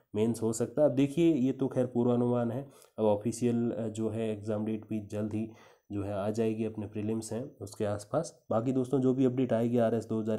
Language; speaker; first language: Hindi; native; Hindi